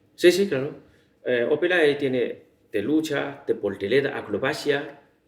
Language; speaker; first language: Spanish; non-native, learner; Chinese